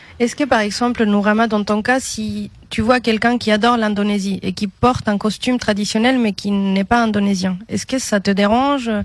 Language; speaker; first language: French; non-native, fluent; Spanish